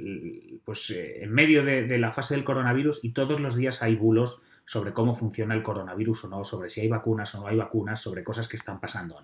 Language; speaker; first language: Spanish; native; Spanish